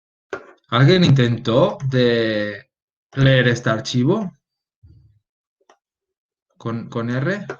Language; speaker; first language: Spanish; native; Spanish